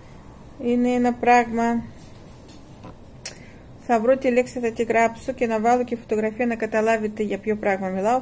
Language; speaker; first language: Greek; non-native, fluent; Russian